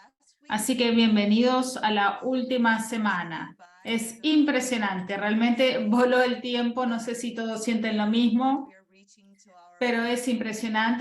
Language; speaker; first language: Spanish; non-native, fluent; Portuguese